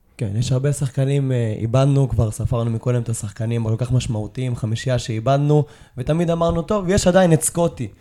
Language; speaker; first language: Hebrew; native; Hebrew